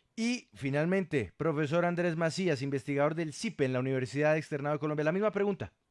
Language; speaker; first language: Spanish; native; Spanish